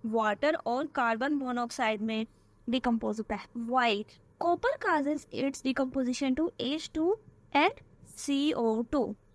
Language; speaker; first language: Hindi; native; Hindi